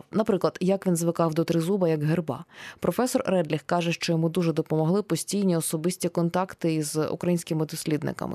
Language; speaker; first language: Ukrainian; native; Ukrainian